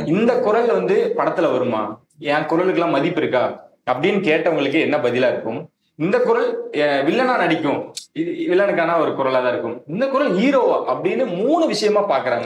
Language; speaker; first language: Tamil; native; Tamil